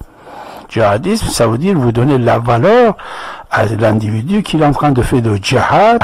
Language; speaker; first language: French; non-native, fluent; Persian